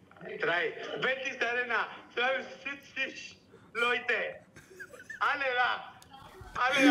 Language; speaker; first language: German; non-native, learner; Spanish